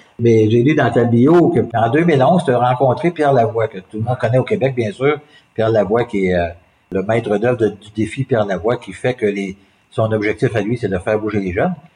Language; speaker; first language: French; native; French